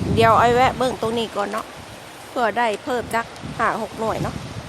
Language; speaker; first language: Thai; native; Thai